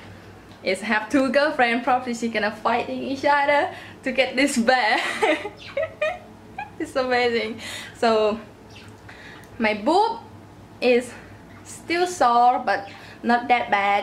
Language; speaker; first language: English; non-native, learner; Thai